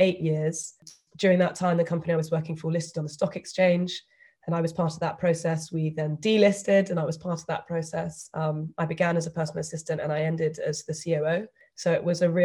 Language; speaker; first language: English; native; English